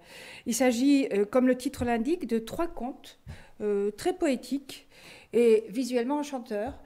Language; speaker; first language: French; native; French